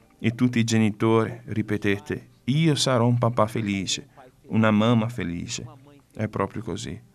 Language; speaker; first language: Italian; non-native, fluent; Portuguese